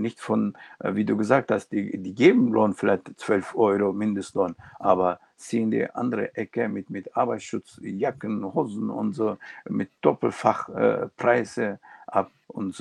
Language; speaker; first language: German; non-native, local second language; Turkish